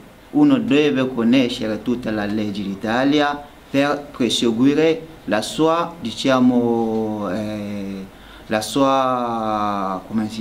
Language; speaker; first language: Italian; non-native, learner; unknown